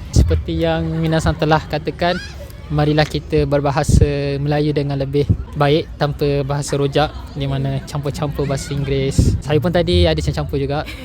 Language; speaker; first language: Malay; native; Malay